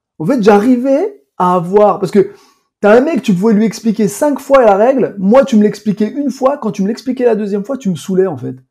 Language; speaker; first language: French; early bilingual, other home language; Arabic